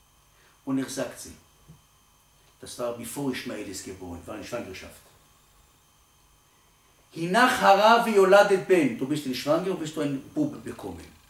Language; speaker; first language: German; non-native, learner; Hebrew